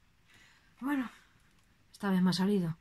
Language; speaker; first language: Spanish; native; Spanish